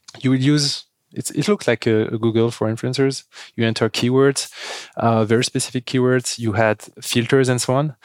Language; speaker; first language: English; non-native, fluent; French